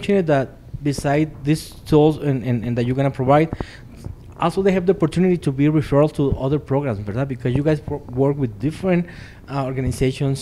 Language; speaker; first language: English; non-native, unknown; Spanish